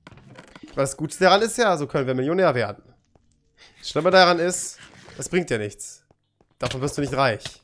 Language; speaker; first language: German; native; German